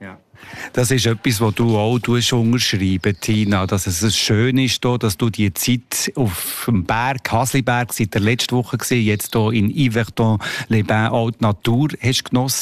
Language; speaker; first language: German; native; German